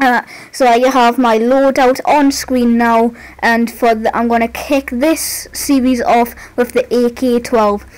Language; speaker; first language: English; native; English